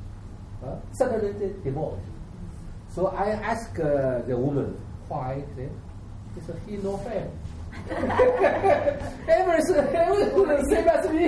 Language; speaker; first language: English; non-native, learner; Chinese